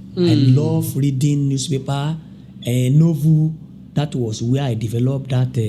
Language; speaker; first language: English; non-native, local second language; Yoruba